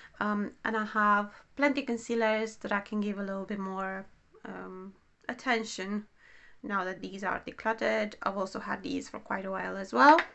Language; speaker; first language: English; non-native, fluent; Romanian